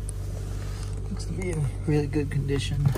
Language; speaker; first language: English; native; English